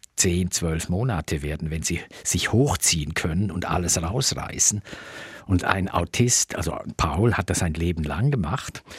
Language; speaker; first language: German; native; German